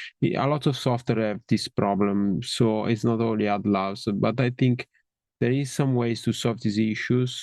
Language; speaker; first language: English; non-native, fluent; Italian